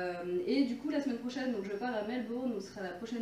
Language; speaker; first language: French; native; French